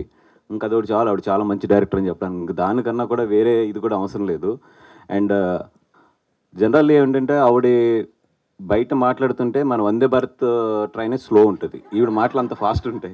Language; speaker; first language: Telugu; native; Telugu